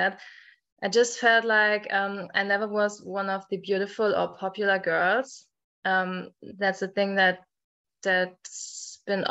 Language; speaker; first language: English; non-native, fluent; German